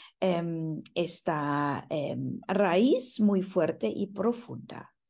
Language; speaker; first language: Spanish; non-native, fluent; German